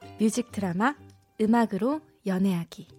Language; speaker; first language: Korean; native; Korean